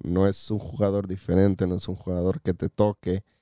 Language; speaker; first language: Spanish; early bilingual, heritage; Spanish